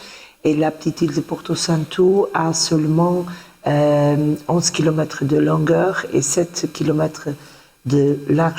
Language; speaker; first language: French; non-native, fluent; Portuguese